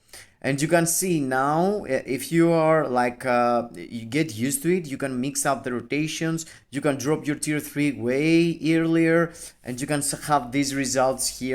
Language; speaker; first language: English; non-native, fluent; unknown